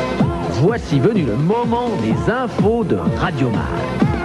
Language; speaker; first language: French; native; French